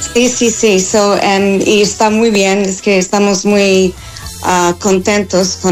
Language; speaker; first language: Spanish; non-native, fluent; English